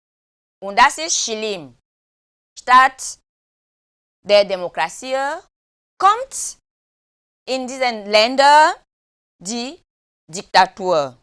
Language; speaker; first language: German; non-native, learner; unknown